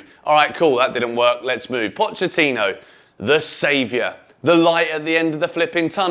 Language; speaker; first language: English; native; English